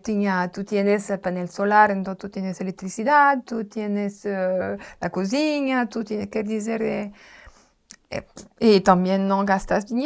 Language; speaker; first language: Spanish; non-native, learner; French